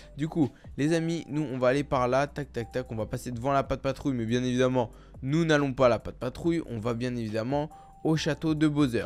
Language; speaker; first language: French; native; French